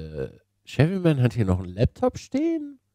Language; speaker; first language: German; native; German